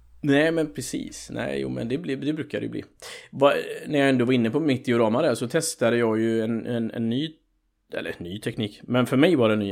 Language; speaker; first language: Swedish; native; Swedish